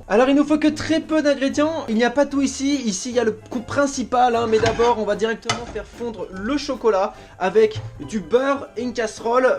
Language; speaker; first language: French; native; French